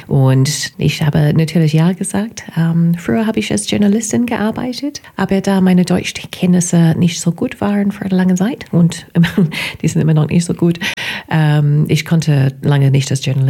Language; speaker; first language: German; non-native, fluent; English